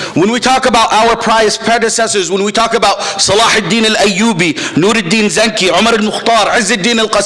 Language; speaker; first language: English; native; English